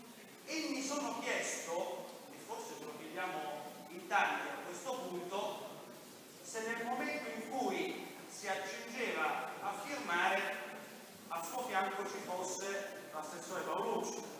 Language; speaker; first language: Italian; native; Italian